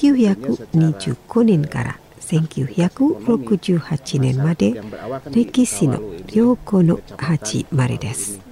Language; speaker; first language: Japanese; non-native, learner; Indonesian